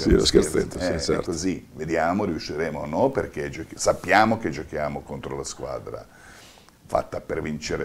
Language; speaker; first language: Italian; non-native, fluent; Croatian